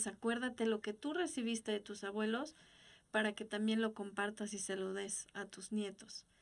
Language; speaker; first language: Spanish; native; Spanish